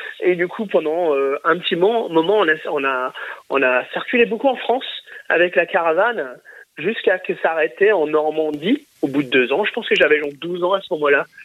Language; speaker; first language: French; early bilingual, other home language; English